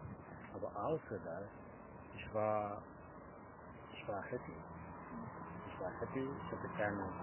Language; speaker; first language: German; non-native, learner; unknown